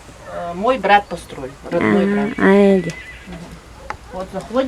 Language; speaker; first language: Russian; non-native, local second language; Yakut